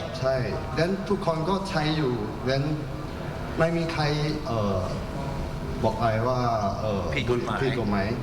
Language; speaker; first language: Thai; non-native, learner; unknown